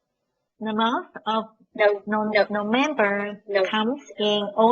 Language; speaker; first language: English; non-native, learner; Chinese